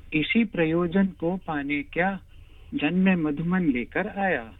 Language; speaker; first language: Hindi; native; Hindi